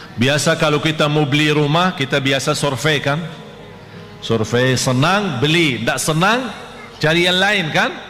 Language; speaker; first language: Malay; non-native, fluent; Arabic